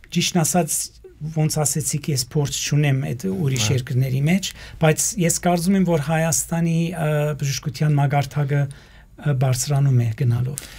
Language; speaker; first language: Armenian; early bilingual, heritage; Armenian